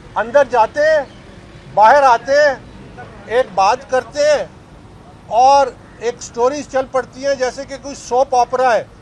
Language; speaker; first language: Urdu; non-native, local second language; Pashto